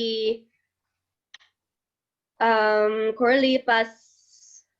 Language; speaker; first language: Spanish; non-native, learner; English